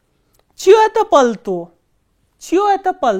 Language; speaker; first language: Russian; non-native, fluent; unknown